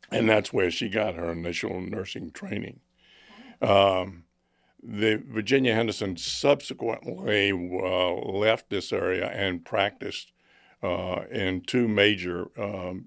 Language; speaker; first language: English; native; English